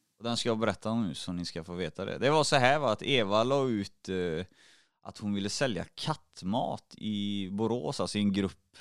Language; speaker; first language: Swedish; native; Swedish